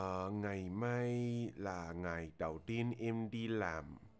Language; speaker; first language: Vietnamese; non-native, learner; English